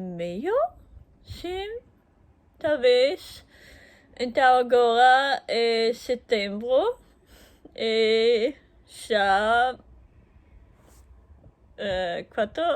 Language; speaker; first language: Portuguese; non-native, learner; German